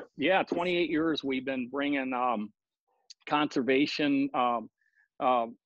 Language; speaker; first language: English; native; English